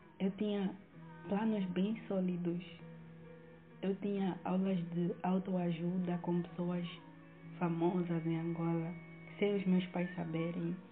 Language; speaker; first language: Portuguese; native; Portuguese